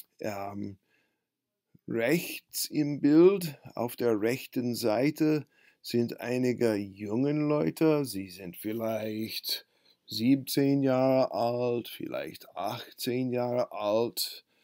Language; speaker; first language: German; non-native, fluent; English